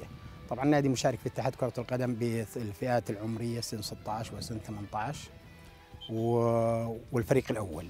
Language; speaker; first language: Arabic; native; Arabic